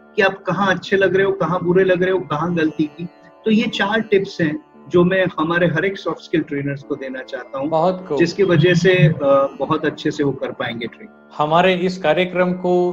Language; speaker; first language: Hindi; non-native, local second language; Gujarati